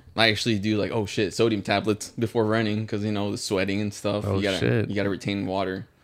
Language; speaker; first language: English; native; English